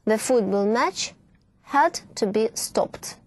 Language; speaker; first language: English; non-native, fluent; Russian